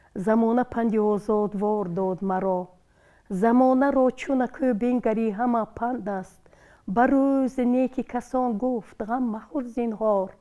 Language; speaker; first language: Tajik; non-native, local second language; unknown